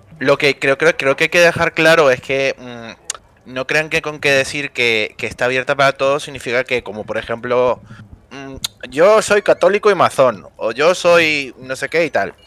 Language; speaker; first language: Spanish; native; Spanish